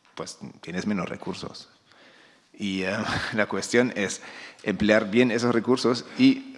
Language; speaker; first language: Spanish; non-native, fluent; German